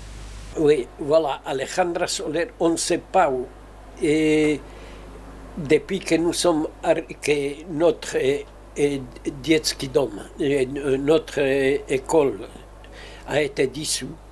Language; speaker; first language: French; non-native, fluent; Spanish